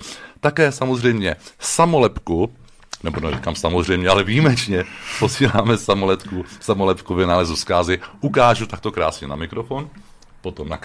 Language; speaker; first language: Czech; native; Czech